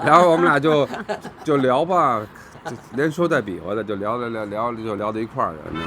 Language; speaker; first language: Chinese; native; Chinese